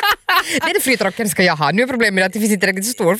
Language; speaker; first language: Swedish; native; Swedish